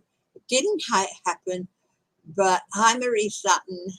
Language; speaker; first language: English; native; English